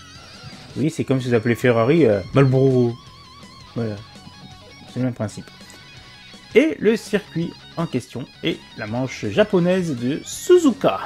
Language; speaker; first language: French; native; French